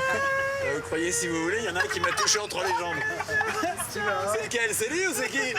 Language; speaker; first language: French; native; French